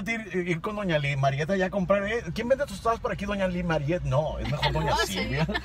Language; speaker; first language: Spanish; native; Spanish